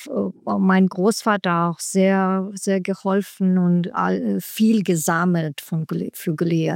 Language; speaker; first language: German; non-native, learner; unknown